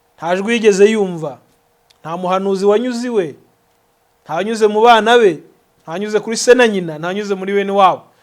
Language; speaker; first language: Kinyarwanda; native; Kinyarwanda